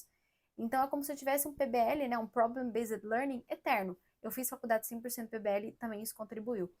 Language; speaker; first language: Portuguese; native; Portuguese